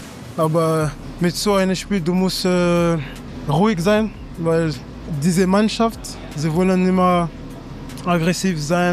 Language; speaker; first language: German; non-native, learner; French